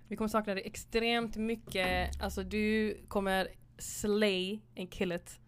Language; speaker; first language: Swedish; early bilingual, other home language; Somali